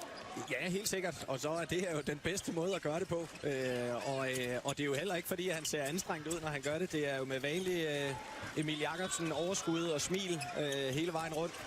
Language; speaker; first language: Danish; native; Danish